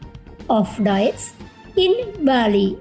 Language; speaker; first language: German; non-native, fluent; Indonesian